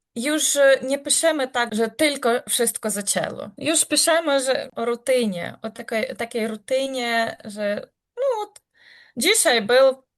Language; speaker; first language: Polish; non-native, learner; Ukrainian